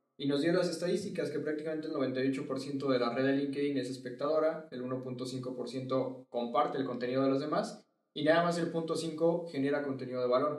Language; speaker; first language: Spanish; native; Spanish